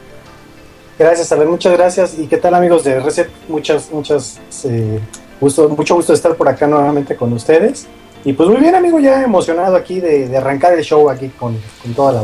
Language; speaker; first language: Spanish; native; Spanish